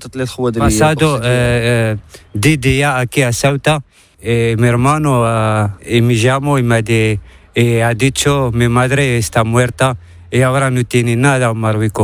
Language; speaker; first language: Spanish; non-native, learner; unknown